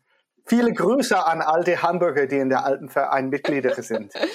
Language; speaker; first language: German; non-native, learner; English